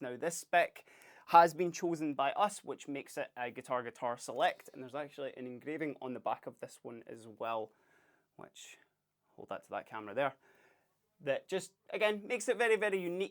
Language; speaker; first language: English; native; English